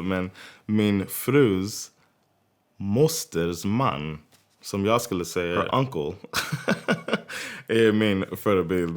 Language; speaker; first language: Swedish; non-native, fluent; English